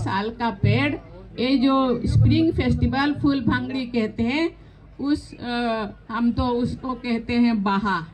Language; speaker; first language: Hindi; non-native, local second language; Santali